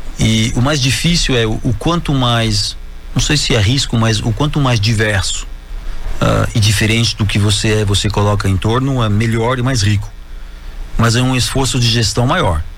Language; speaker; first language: Portuguese; non-native, fluent; French